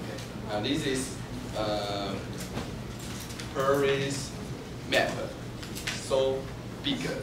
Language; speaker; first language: English; non-native, learner; Chinese